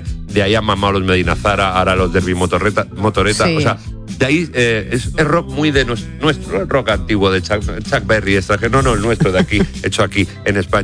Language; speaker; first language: Spanish; native; Spanish